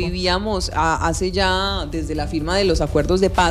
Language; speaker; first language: Spanish; native; Spanish